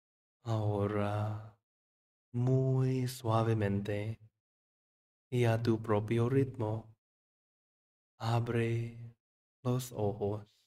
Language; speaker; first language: Spanish; non-native, fluent; English